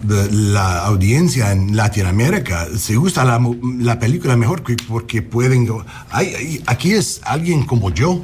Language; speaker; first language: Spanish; early bilingual, heritage; English